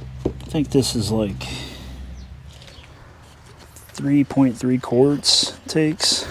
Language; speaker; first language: English; native; English